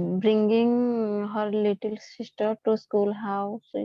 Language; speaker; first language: English; non-native, learner; Hindi